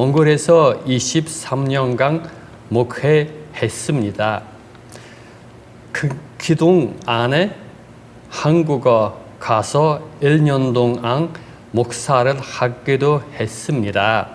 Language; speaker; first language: Korean; non-native, learner; Mongolian